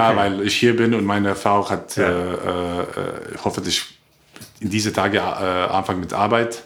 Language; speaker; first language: German; non-native, learner; Croatian